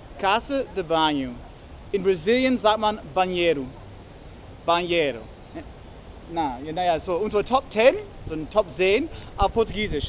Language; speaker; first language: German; non-native, learner; English